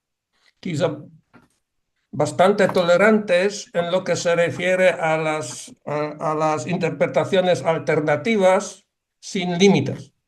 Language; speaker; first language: Spanish; non-native, fluent; Polish